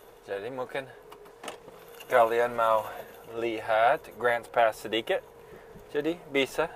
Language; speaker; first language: Indonesian; non-native, fluent; English